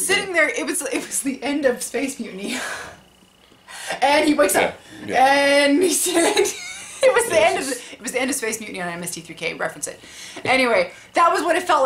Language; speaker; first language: English; native; English